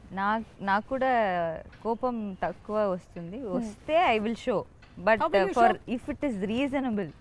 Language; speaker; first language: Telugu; non-native, learner; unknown